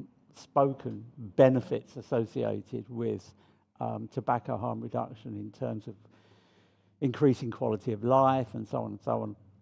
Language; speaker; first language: English; native; English